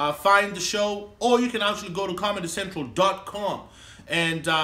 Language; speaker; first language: English; non-native, local second language; Shona